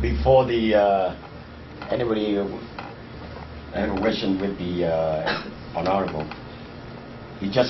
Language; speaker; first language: English; non-native, learner; Vietnamese